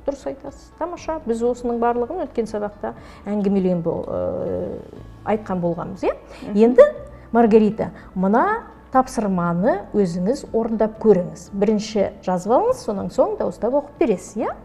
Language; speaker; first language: Kazakh; native; Kazakh